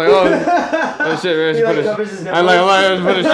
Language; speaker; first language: English; native; English